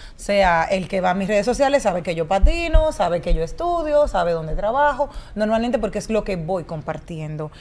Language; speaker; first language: Spanish; native; Spanish